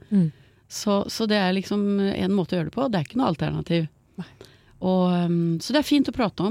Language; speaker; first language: Norwegian; native; Norwegian